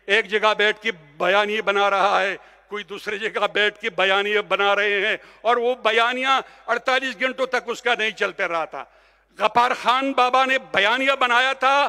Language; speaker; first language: Urdu; non-native, local second language; Pashto